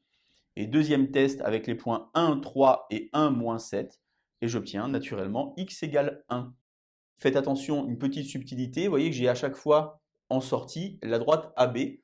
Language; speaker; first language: French; native; French